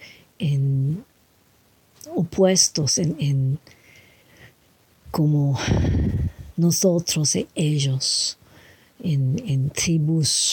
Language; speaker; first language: Spanish; non-native, learner; English